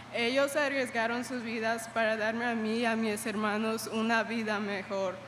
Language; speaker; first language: Spanish; early bilingual, heritage; Spanish